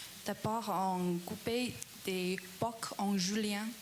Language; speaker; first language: French; non-native, learner; Chinese